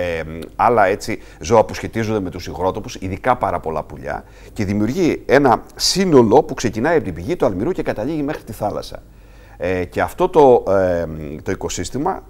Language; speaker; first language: Greek; native; Greek